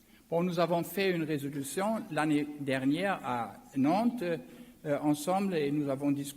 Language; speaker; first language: French; non-native, learner; German